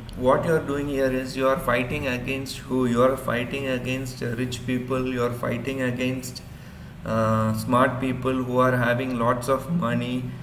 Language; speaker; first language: English; non-native, local second language; Urdu